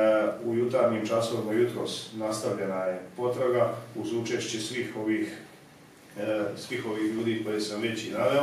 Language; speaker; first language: Bosnian; native; Bosnian